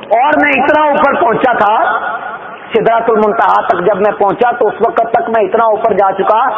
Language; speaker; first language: Urdu; native; Urdu